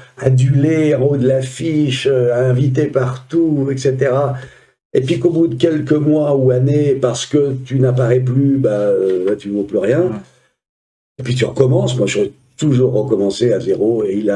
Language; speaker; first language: French; native; French